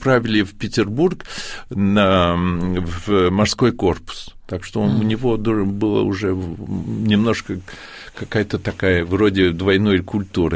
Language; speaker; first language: Russian; early bilingual, heritage; Russian